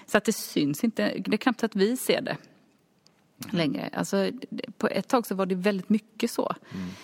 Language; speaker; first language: Swedish; early bilingual, other home language; Finnish